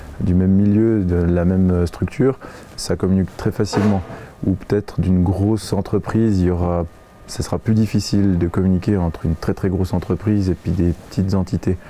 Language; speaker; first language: French; native; French